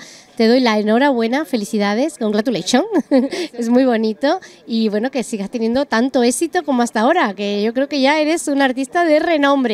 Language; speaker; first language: Spanish; native; Spanish